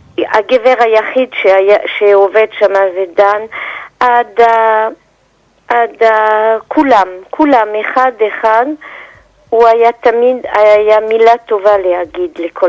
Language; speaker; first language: Hebrew; non-native, fluent; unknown